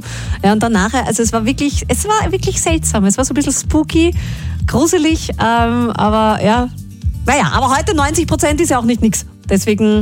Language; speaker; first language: German; native; German